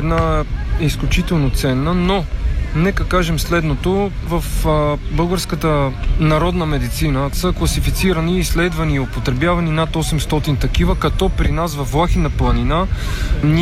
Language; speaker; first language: Bulgarian; native; Bulgarian